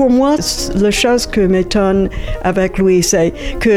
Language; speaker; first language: French; non-native, fluent; English